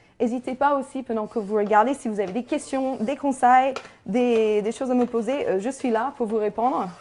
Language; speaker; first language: French; non-native, fluent; English